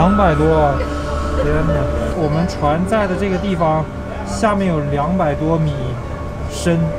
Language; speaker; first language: Chinese; native; Chinese